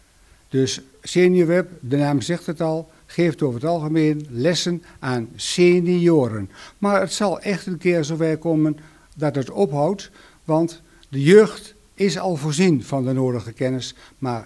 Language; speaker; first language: Dutch; native; Dutch